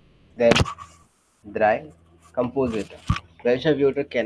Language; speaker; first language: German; non-native, fluent; Hindi